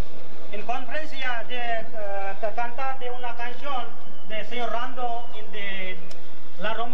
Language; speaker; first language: Spanish; non-native, learner; Gujarati